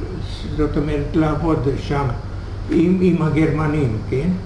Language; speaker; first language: Hebrew; non-native, fluent; Hungarian